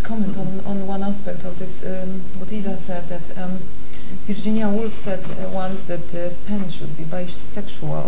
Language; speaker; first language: English; non-native, fluent; Polish